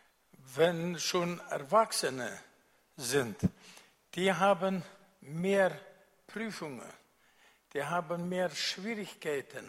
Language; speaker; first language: German; non-native, fluent; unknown